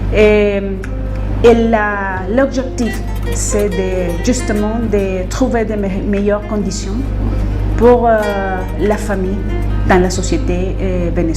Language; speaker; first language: French; non-native, fluent; Spanish